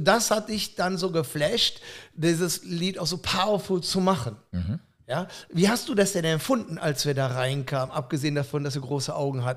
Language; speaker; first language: German; native; German